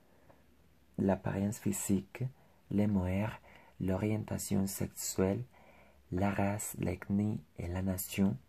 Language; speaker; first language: French; non-native, learner; Spanish